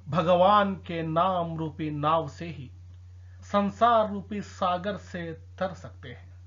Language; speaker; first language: Hindi; non-native, local second language; Telugu